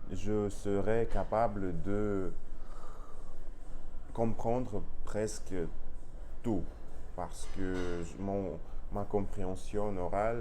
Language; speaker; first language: French; non-native, learner; Russian